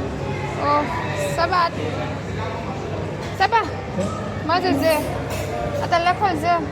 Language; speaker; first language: Hebrew; non-native, learner; Gujarati